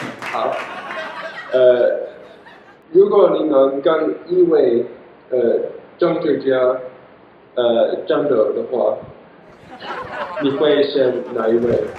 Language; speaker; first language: Chinese; non-native, learner; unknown